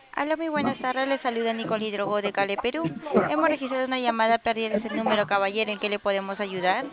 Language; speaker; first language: Spanish; native; Spanish